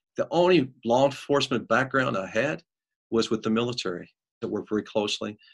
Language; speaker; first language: English; native; English